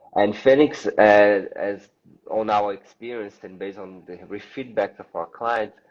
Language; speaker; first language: English; non-native, fluent; Portuguese